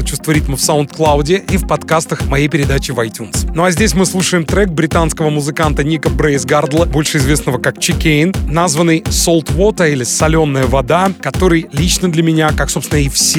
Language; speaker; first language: Russian; native; Russian